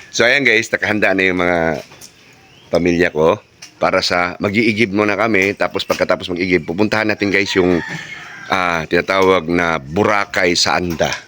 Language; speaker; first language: Filipino; non-native, local second language; Cebuano